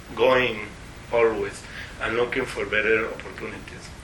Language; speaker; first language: English; non-native, fluent; Spanish